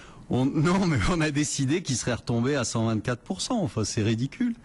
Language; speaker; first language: French; native; French